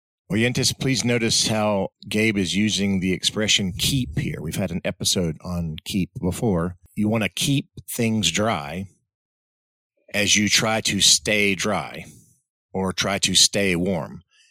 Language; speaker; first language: English; early bilingual, other home language; Spanish